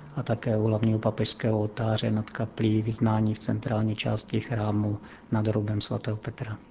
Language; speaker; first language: Czech; native; Czech